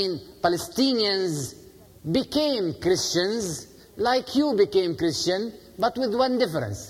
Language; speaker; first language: English; non-native, fluent; Arabic